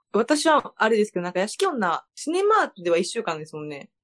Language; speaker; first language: Japanese; early bilingual, other home language; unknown